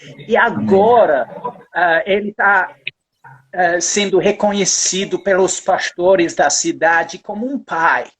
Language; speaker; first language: Portuguese; non-native, fluent; English